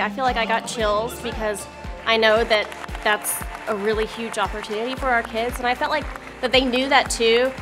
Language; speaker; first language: English; native; English